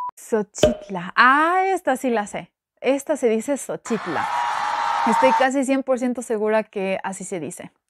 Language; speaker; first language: Spanish; non-native, fluent; Albanian